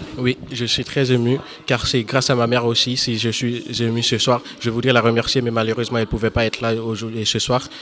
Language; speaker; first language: French; non-native, local second language; Haitian Creole